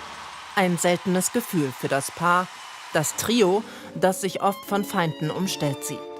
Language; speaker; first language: German; native; German